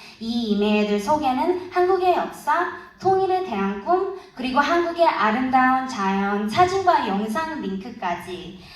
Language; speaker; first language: Korean; early bilingual, heritage; Korean